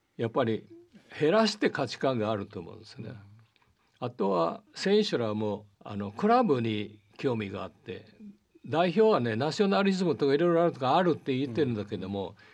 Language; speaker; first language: Japanese; early bilingual, heritage; Portuguese